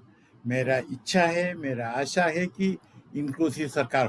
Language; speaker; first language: Hindi; non-native, local second language; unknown